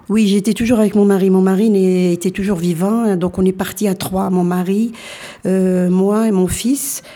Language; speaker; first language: French; early bilingual, other home language; Arabic